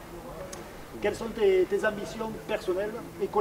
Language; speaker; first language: French; native; French